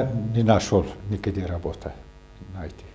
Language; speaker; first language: Russian; non-native, local second language; Azerbaijani